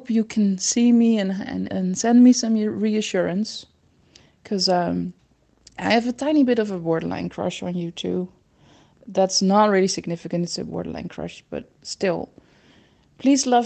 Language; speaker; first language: English; non-native, fluent; Dutch